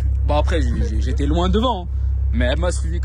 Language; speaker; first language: French; native; French